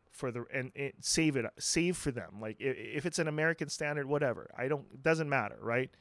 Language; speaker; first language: English; non-native, local second language; Filipino